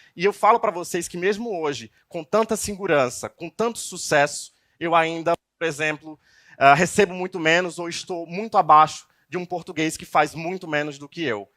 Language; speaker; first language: Portuguese; native; Portuguese